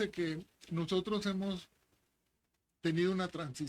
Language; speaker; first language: Spanish; native; Spanish